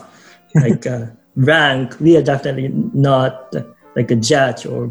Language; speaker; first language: English; non-native, fluent; Japanese